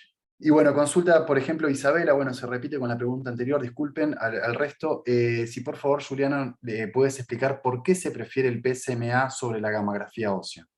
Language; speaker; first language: Spanish; native; Spanish